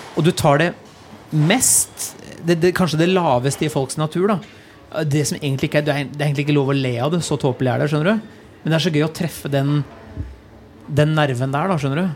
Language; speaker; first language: Norwegian; native; Norwegian